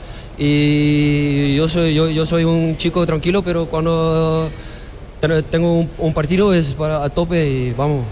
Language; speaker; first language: Spanish; non-native, learner; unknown